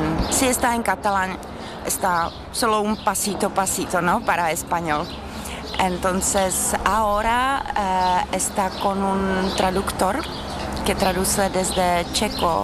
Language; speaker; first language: Spanish; non-native, fluent; Czech